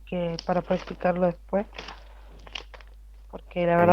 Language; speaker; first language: Spanish; native; Spanish